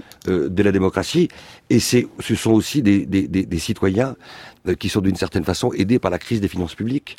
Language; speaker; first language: French; native; French